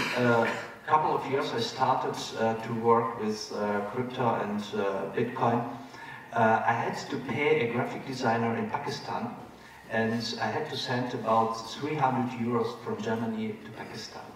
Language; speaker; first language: English; non-native, fluent; German